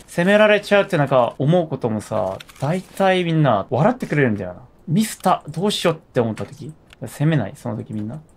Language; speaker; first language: Japanese; non-native, fluent; Korean